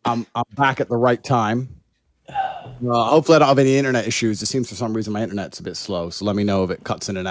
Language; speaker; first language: English; native; English